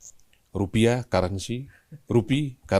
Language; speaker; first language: English; non-native, learner; Indonesian